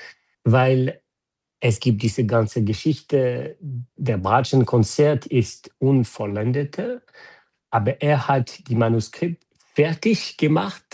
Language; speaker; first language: German; non-native, fluent; French